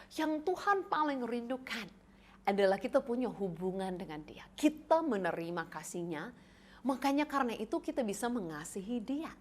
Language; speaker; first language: Indonesian; non-native, fluent; English